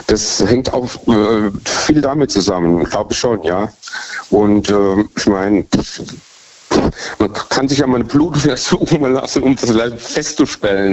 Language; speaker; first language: German; native; German